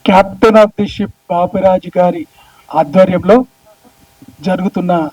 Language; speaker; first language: Telugu; native; Telugu